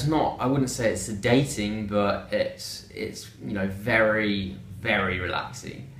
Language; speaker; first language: English; native; English